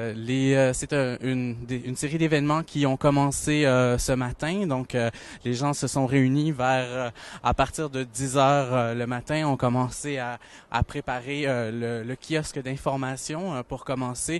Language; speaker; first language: French; native; French